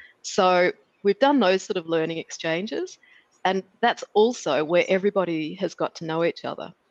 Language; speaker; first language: English; native; English